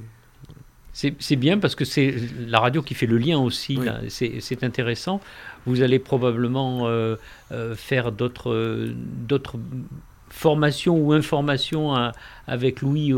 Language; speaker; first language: French; native; French